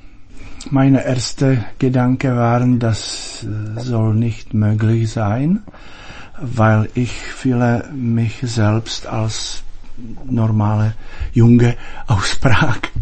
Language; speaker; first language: German; non-native, fluent; Czech